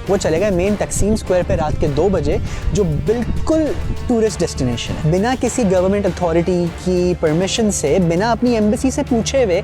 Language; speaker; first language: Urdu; native; Urdu